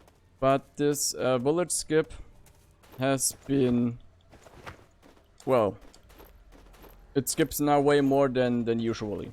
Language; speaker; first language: English; non-native, fluent; German